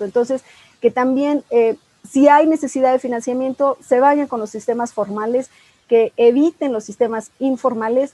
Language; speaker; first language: Spanish; native; Spanish